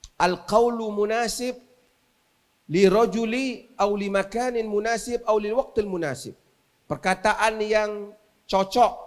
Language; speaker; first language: Malay; native; Malay